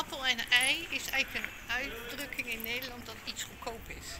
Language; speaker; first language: Dutch; native; Dutch